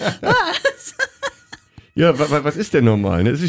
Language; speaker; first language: German; native; German